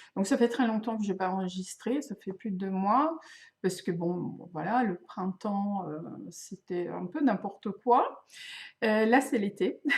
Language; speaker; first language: French; non-native, fluent; Swedish